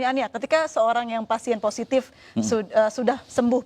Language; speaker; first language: Indonesian; native; Indonesian